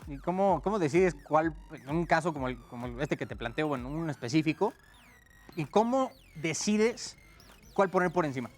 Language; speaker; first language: Spanish; native; Spanish